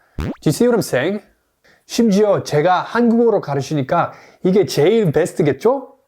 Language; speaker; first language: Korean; non-native, fluent; English